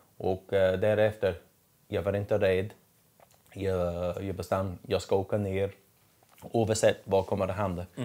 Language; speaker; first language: Swedish; non-native, learner; English